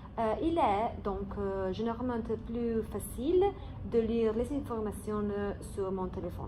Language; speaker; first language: French; non-native, fluent; English